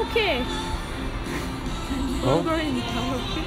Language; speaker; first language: English; non-native, fluent; Korean